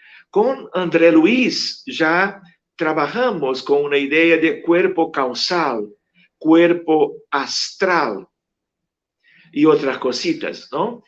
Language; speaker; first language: Spanish; non-native, fluent; Portuguese